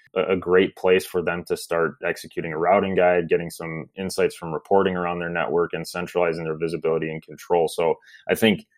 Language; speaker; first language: English; native; English